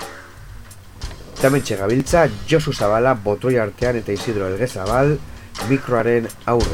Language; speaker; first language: Basque; native; Basque